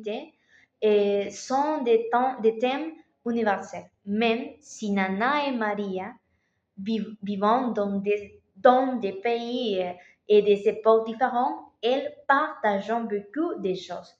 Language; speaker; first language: French; non-native, learner; Spanish